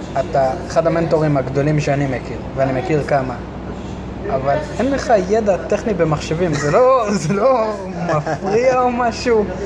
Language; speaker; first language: Hebrew; native; Hebrew